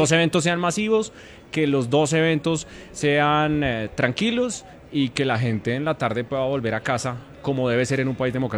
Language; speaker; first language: Spanish; native; Spanish